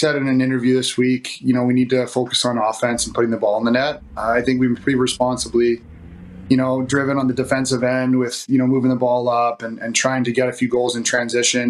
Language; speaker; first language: English; native; English